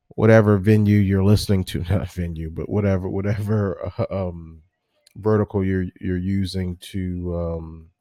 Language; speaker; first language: English; native; English